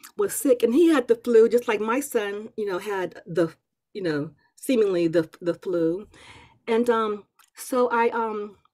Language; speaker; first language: English; native; English